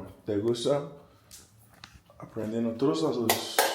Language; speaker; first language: Spanish; non-native, learner; English